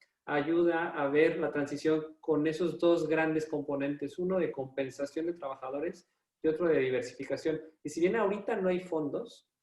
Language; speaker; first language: Spanish; native; Spanish